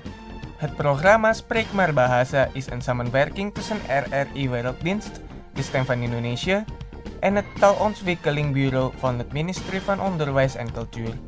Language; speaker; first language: Dutch; non-native, fluent; Indonesian